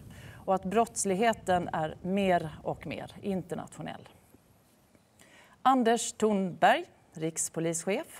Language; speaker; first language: Swedish; native; Swedish